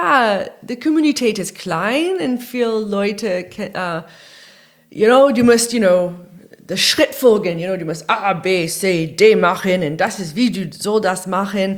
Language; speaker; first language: German; non-native, learner; English